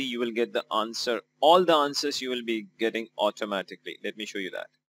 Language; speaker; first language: English; non-native, local second language; Urdu